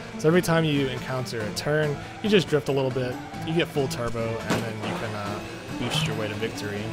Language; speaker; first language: English; native; English